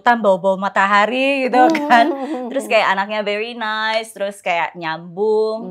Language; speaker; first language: Indonesian; native; Indonesian